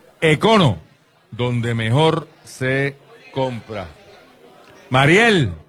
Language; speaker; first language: Spanish; native; Spanish